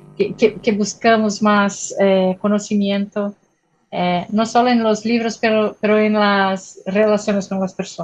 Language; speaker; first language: Spanish; non-native, fluent; Portuguese